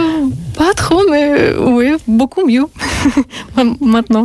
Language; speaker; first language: French; non-native, learner; Russian